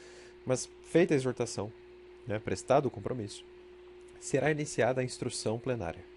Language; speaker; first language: Portuguese; native; Portuguese